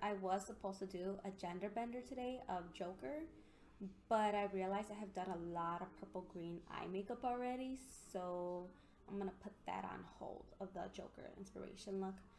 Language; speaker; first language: English; native; English